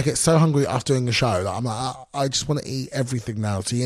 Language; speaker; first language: English; native; English